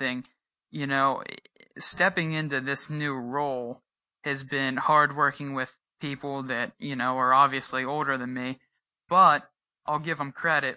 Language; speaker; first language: English; native; English